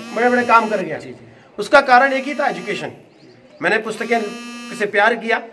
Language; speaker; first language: Hindi; native; Hindi